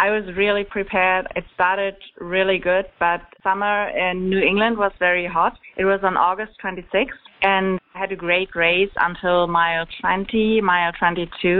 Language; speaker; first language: English; non-native, fluent; German